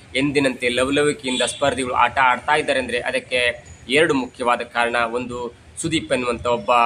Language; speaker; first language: Kannada; native; Kannada